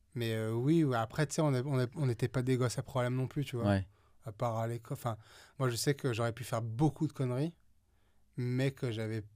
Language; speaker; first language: French; native; French